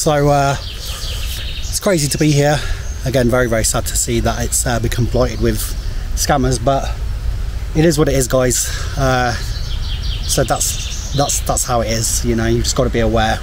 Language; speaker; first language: English; native; English